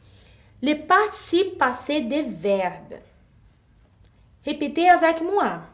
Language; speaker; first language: French; non-native, fluent; Portuguese